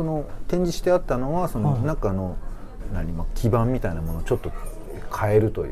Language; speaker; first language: Japanese; native; Japanese